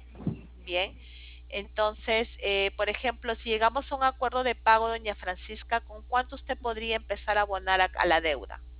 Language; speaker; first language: Spanish; native; Spanish